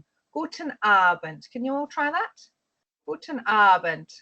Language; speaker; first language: German; non-native, fluent; English